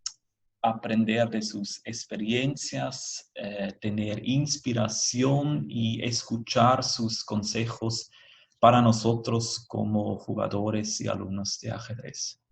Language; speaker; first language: Spanish; non-native, fluent; German